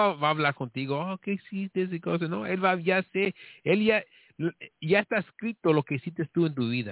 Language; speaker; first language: Spanish; early bilingual, heritage; Spanish